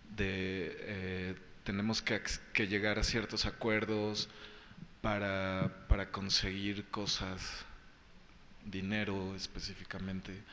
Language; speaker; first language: Spanish; native; Spanish